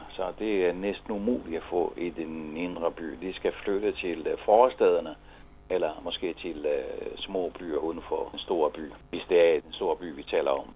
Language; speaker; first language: Danish; non-native, fluent; Italian